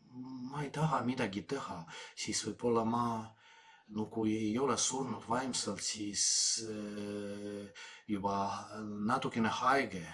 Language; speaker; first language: Estonian; non-native, fluent; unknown